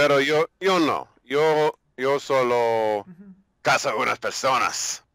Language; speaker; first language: Spanish; non-native, learner; English